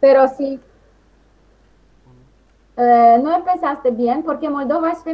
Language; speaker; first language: Spanish; non-native, fluent; Romanian